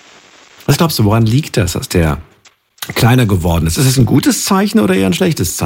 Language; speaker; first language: German; native; German